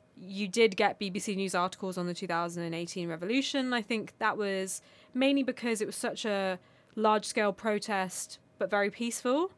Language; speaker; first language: English; non-native, local second language; Armenian